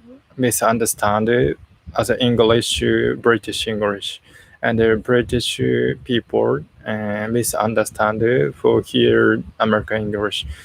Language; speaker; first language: English; non-native, learner; Japanese